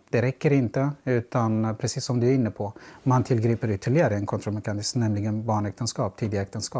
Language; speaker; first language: Swedish; non-native, fluent; Central Kurdish